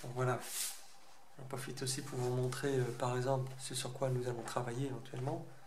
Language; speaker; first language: French; native; French